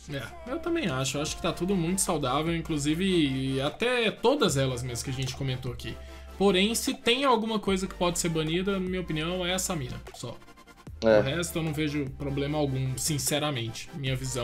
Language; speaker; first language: Portuguese; native; Portuguese